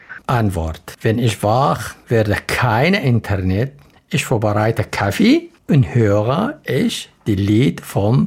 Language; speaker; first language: German; non-native, learner; Arabic